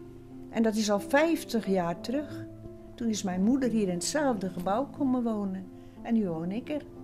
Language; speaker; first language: Dutch; native; Dutch